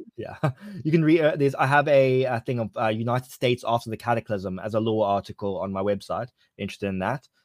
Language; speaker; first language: English; native; English